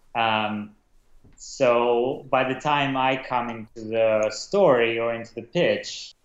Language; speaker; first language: English; non-native, fluent; Russian